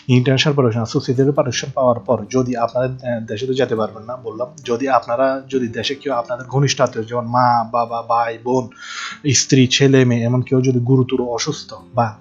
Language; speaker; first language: Bangla; native; Bangla